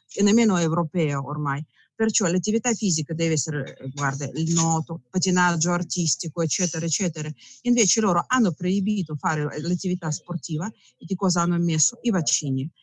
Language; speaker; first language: Italian; non-native, fluent; Russian